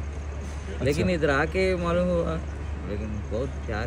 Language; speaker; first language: Hindi; non-native, local second language; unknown